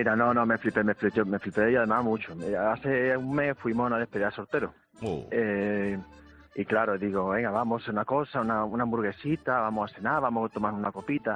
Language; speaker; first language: Spanish; native; Spanish